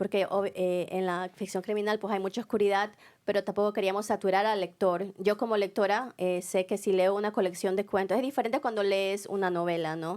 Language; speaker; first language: Spanish; native; Spanish